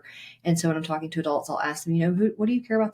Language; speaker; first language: English; native; English